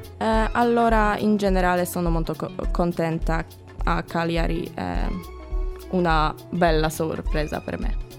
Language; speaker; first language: Italian; non-native, fluent; Polish